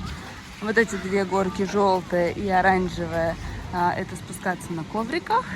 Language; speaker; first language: Russian; native; Russian